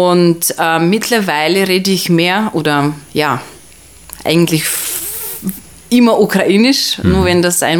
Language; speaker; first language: German; non-native, fluent; Russian